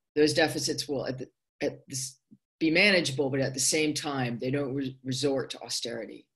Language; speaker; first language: English; native; English